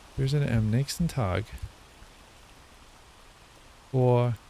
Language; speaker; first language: German; non-native, learner; English